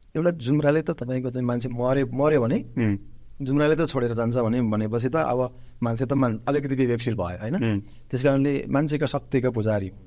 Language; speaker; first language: Nepali; native; Nepali